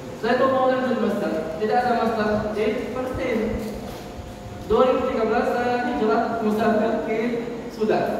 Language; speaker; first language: Indonesian; non-native, learner; Arabic